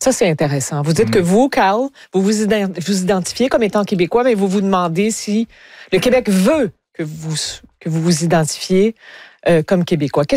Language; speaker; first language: French; native; French